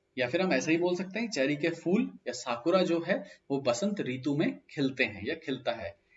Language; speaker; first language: Hindi; native; Hindi